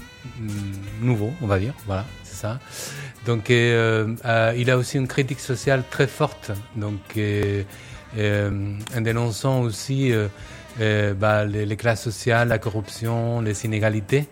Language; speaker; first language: French; non-native, fluent; Spanish